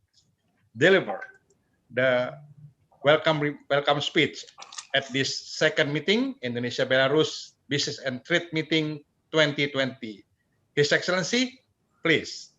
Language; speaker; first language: English; non-native, fluent; Indonesian